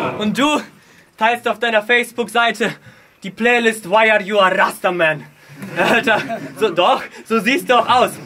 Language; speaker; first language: German; early bilingual, other home language; Russian